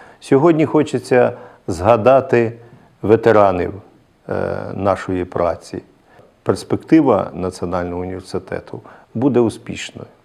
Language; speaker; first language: Ukrainian; native; Ukrainian